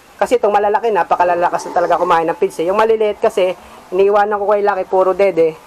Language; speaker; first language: Filipino; native; Filipino